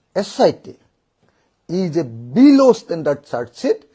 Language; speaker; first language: English; non-native, local second language; Assamese